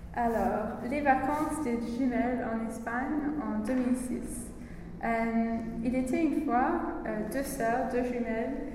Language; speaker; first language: French; non-native, learner; English